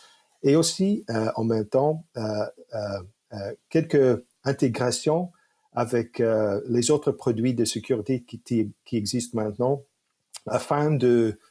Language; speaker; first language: French; non-native, fluent; English